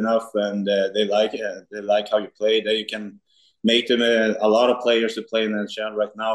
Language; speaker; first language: English; non-native, fluent; Swedish